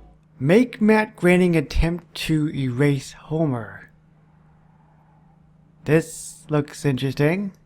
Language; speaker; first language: English; native; English